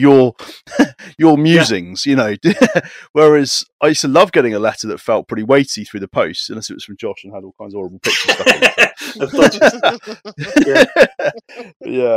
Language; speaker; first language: English; native; English